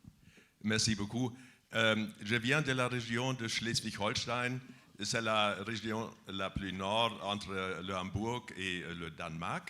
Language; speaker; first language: French; non-native, fluent; German